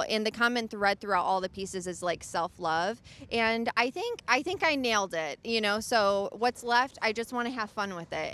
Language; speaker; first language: English; native; English